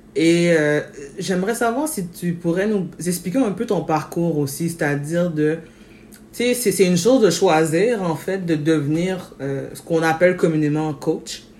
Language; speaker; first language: French; native; French